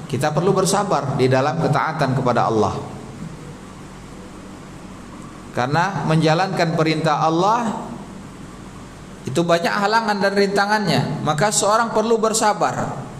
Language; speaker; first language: Indonesian; native; Indonesian